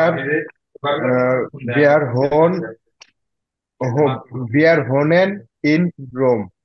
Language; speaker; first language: German; non-native, learner; Bangla